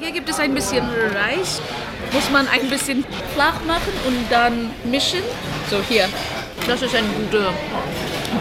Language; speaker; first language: German; non-native, learner; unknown